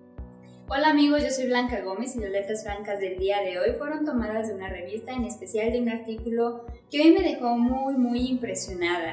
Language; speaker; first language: Spanish; native; Spanish